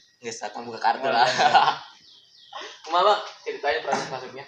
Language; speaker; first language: Indonesian; non-native, local second language; Sundanese